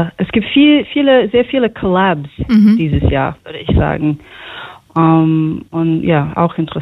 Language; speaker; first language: German; non-native, fluent; English